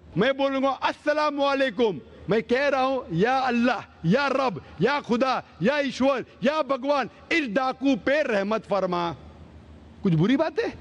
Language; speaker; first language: Urdu; non-native, local second language; Konkani